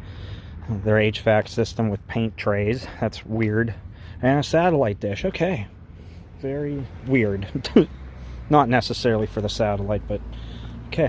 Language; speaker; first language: English; native; English